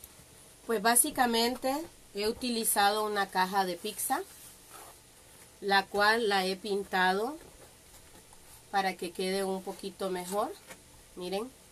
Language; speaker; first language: Spanish; native; Spanish